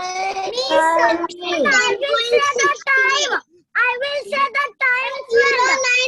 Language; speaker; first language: English; non-native, learner; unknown